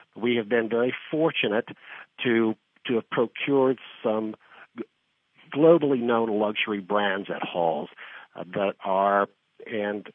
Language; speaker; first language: English; native; English